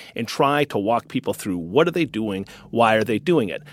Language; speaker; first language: English; native; English